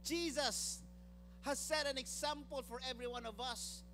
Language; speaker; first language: English; non-native, local second language; Filipino